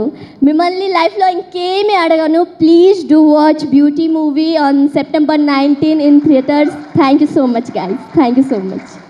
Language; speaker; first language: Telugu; early bilingual, heritage; Telugu